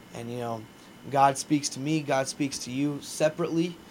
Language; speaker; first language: English; native; English